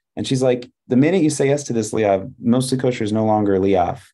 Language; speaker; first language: English; early bilingual, other home language; Hebrew